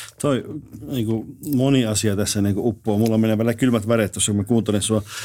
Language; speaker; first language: Finnish; native; Finnish